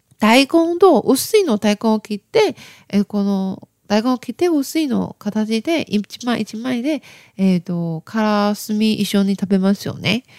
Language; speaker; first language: Japanese; non-native, learner; Chinese